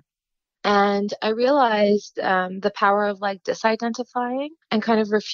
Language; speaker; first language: English; native; English